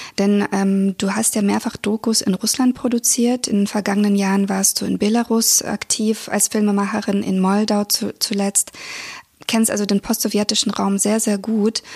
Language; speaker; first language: German; early bilingual, other home language; Russian